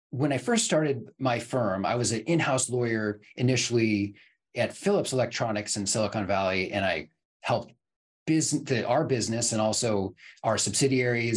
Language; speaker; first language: English; native; English